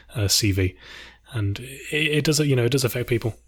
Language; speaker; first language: English; native; English